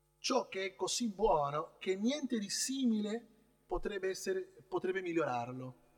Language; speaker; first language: Italian; non-native, fluent; Spanish